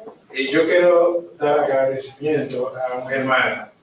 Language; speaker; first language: Spanish; non-native, learner; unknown